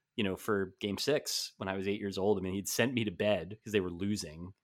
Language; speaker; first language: English; native; English